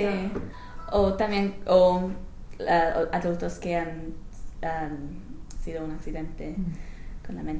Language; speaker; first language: Spanish; non-native, learner; English